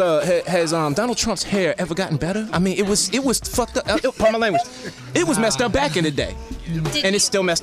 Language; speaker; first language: English; native; English